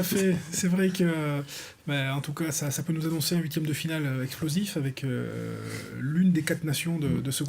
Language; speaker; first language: French; native; French